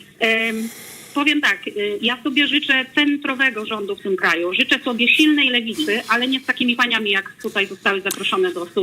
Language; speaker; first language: Polish; native; Polish